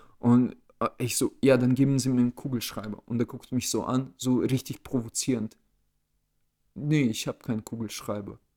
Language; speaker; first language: German; early bilingual, other home language; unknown